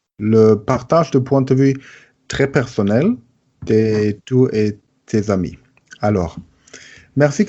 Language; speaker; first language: French; non-native, learner; German